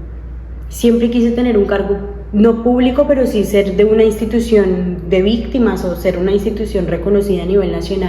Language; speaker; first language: Spanish; native; Spanish